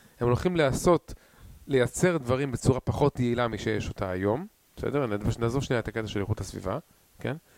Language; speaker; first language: Hebrew; native; Hebrew